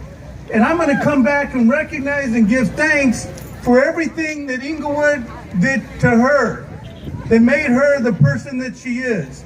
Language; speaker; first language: English; native; English